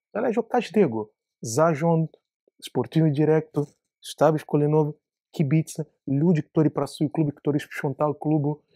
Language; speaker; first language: Polish; non-native, learner; Portuguese